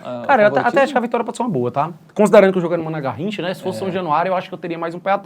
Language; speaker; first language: Portuguese; native; Portuguese